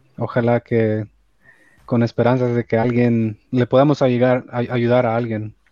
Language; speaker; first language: Spanish; early bilingual, heritage; Spanish